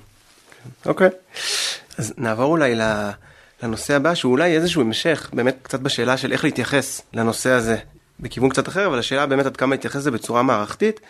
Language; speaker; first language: Hebrew; native; Hebrew